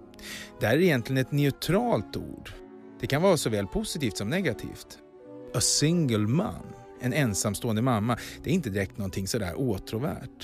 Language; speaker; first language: Swedish; native; Swedish